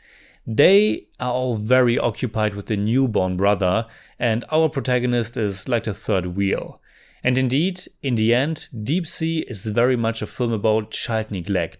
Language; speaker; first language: English; non-native, fluent; German